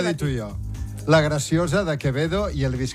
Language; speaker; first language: Catalan; native; Catalan